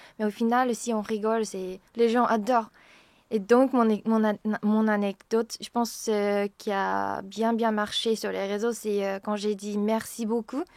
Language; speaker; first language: French; non-native, fluent; Japanese